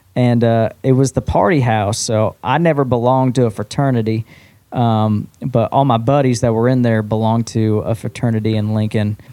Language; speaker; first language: English; native; English